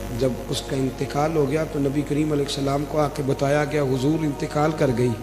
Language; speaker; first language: Urdu; non-native, local second language; Punjabi